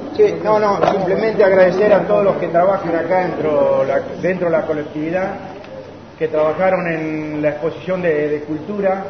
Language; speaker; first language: Spanish; native; Spanish